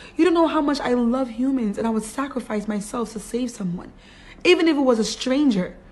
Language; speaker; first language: English; native; English